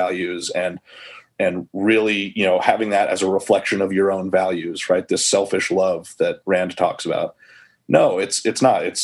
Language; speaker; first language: English; native; English